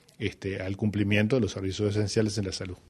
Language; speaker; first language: Spanish; native; Spanish